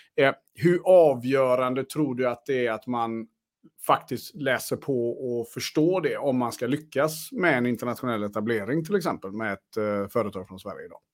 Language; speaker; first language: Swedish; native; Swedish